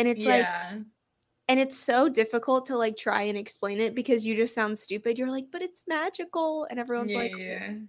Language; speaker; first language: English; native; English